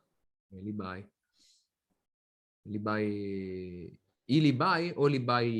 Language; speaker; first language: Chinese; non-native, learner; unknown